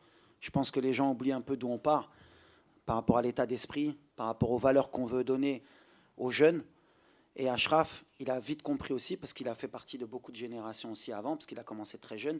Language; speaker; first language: French; native; French